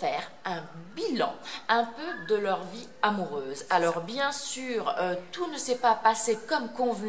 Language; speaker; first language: French; native; French